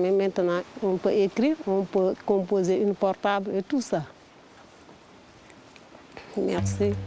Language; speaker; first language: French; non-native, learner; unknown